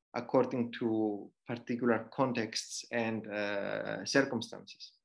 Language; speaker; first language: English; non-native, fluent; Greek